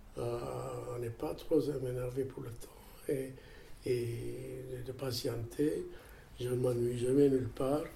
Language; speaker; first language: French; non-native, fluent; Amharic